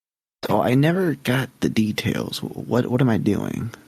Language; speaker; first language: English; native; English